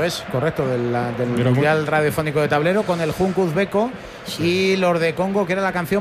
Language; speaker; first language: Spanish; native; Spanish